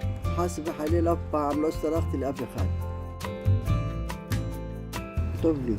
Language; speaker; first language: Hebrew; non-native, fluent; Arabic